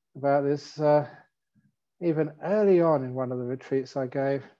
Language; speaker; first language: English; native; English